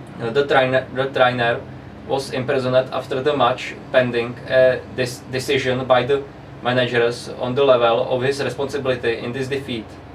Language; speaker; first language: English; non-native, learner; Czech